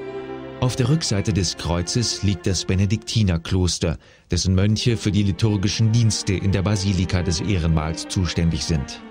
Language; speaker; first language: German; native; German